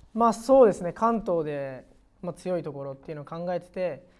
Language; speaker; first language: Japanese; native; Japanese